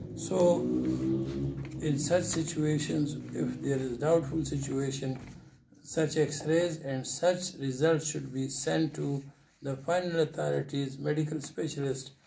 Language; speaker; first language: English; non-native, local second language; Urdu